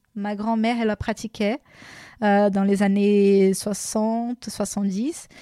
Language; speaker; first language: French; non-native, fluent; Portuguese